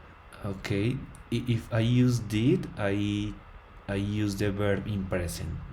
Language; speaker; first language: English; non-native, learner; Spanish